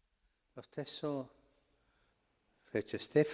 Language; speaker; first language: Italian; non-native, fluent; Spanish